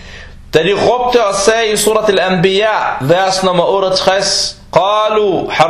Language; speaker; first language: Danish; non-native, fluent; Arabic